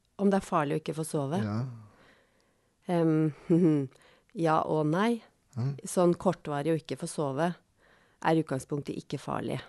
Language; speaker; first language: Norwegian; native; Norwegian